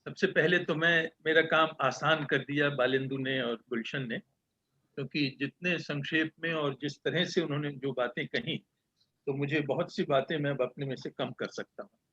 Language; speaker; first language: Hindi; native; Hindi